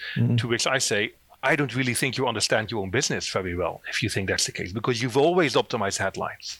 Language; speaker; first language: English; non-native, fluent; Dutch